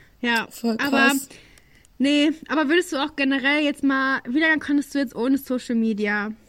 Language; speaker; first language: German; native; German